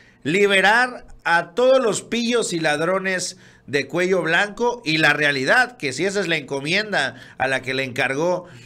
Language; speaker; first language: Spanish; native; Spanish